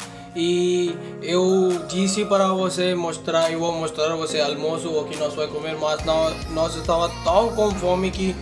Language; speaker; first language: Portuguese; non-native, learner; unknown